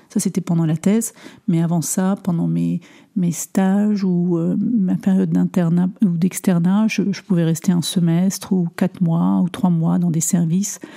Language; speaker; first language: French; early bilingual, other home language; Armenian